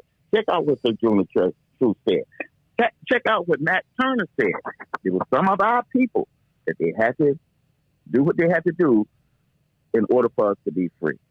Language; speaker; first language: English; native; English